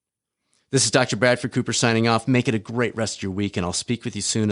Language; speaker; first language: English; native; English